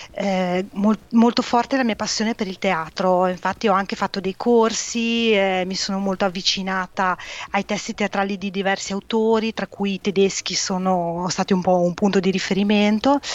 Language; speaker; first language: Italian; native; Italian